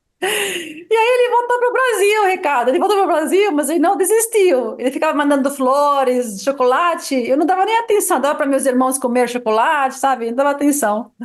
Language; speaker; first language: Portuguese; non-native, fluent; Arabic